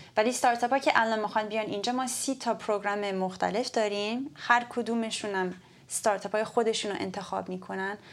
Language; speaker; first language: Persian; early bilingual, heritage; Persian